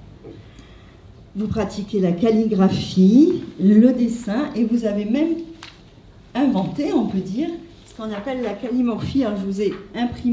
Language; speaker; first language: French; native; French